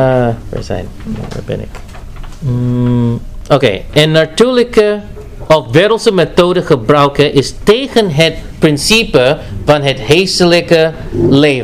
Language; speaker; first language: Dutch; non-native, fluent; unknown